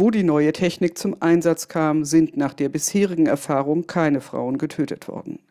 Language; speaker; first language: German; native; German